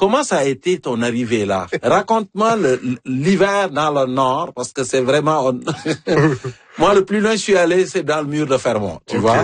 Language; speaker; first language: French; native; French